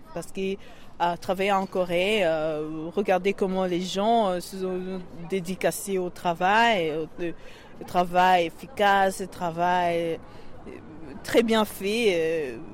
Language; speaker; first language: French; non-native, local second language; Kinyarwanda